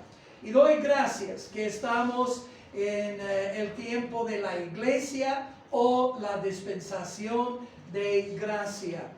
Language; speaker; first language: Spanish; non-native, fluent; English